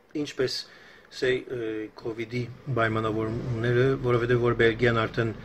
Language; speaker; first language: Armenian; early bilingual, heritage; Armenian